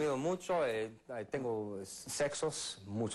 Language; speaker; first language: Spanish; non-native, learner; English